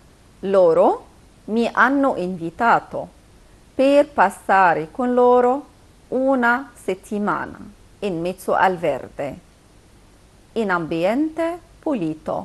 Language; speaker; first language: Italian; non-native, fluent; Arabic